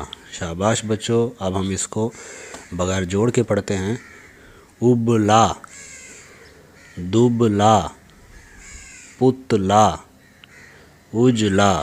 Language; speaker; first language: Urdu; native; Urdu